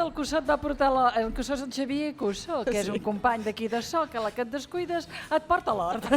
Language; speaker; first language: Catalan; native; Catalan